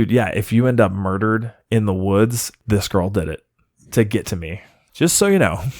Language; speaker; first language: English; native; English